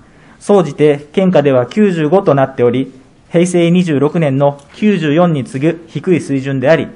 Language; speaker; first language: Japanese; native; Japanese